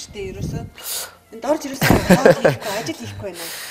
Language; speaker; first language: Mongolian; native; Mongolian